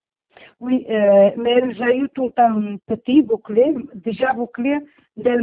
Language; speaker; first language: French; non-native, learner; Portuguese